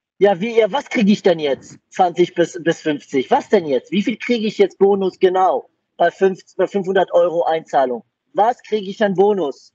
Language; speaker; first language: German; native; German